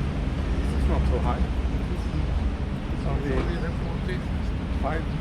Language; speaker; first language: English; non-native, learner; Swedish